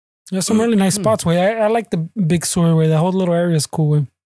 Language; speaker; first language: English; early bilingual, other home language; Spanish